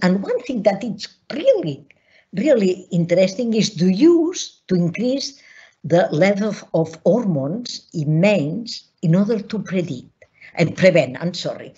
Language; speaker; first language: English; non-native, learner; Catalan